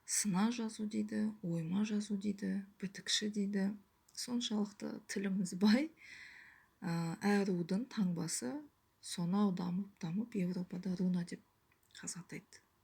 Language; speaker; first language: Kazakh; native; Kazakh